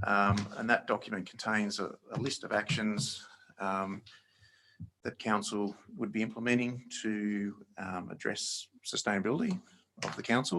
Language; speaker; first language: English; native; English